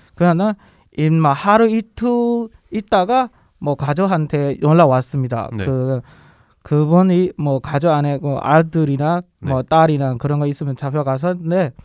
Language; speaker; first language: Korean; non-native, learner; Burmese